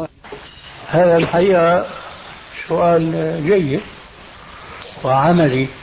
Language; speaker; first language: Arabic; native; Arabic